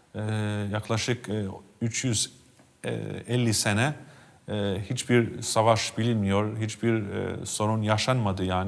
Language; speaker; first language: Turkish; non-native, fluent; Albanian